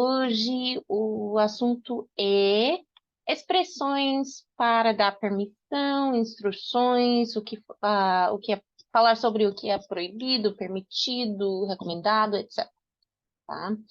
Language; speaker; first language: Portuguese; non-native, fluent; English